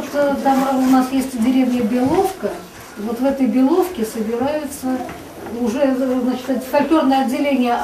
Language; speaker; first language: Russian; native; Russian